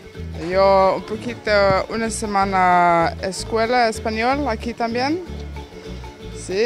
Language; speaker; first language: Spanish; non-native, learner; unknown